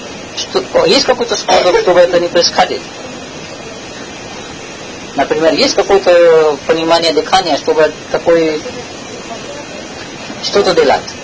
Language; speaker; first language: Russian; non-native, learner; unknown